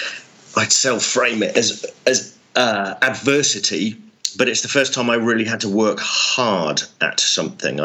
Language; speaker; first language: English; native; English